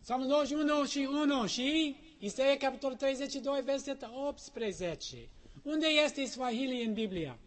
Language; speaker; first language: Romanian; non-native, learner; English